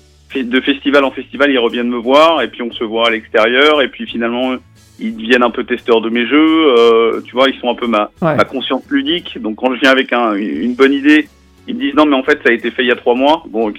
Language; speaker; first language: French; native; French